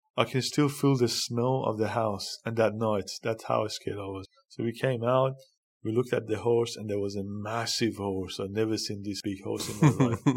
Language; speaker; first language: English; non-native, fluent; Persian